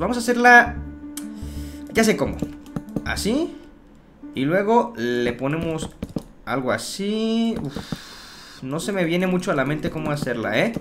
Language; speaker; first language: Spanish; native; Spanish